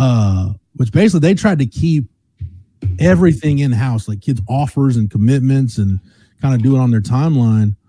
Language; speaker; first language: English; native; English